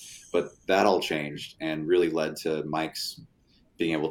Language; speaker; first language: English; native; English